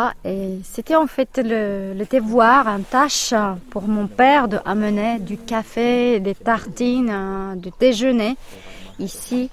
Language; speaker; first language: French; non-native, fluent; Finnish